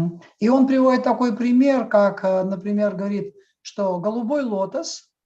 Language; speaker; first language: Russian; native; Russian